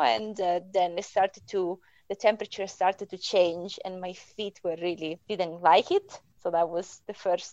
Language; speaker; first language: English; non-native, fluent; Italian